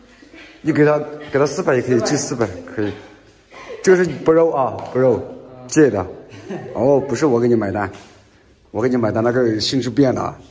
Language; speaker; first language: Chinese; native; Chinese